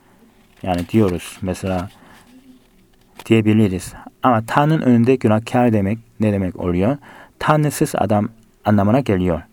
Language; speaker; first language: Turkish; non-native, fluent; Korean